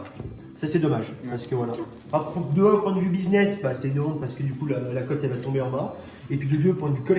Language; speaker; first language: French; native; French